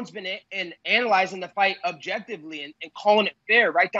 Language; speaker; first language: English; native; English